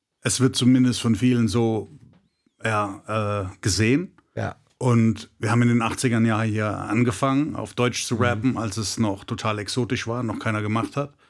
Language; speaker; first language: German; native; German